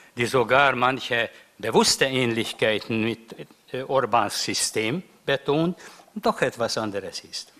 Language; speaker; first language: German; non-native, fluent; Hungarian